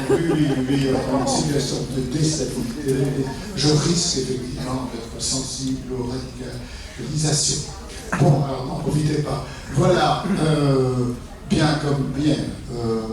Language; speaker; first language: French; native; French